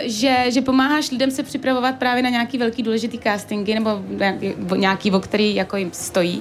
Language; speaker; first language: Czech; native; Czech